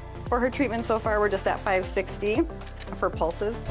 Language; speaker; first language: English; native; English